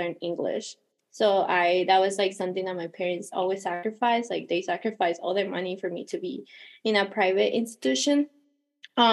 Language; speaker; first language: English; non-native, fluent; Spanish